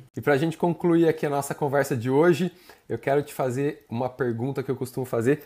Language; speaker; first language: Portuguese; native; Portuguese